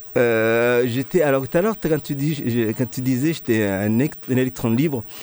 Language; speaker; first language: French; early bilingual, other home language; Ngazidja Comorian